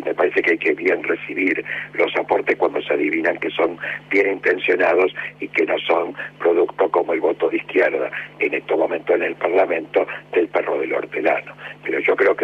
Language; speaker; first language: Spanish; native; Spanish